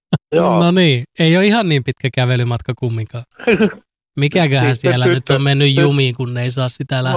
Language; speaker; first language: Finnish; native; Finnish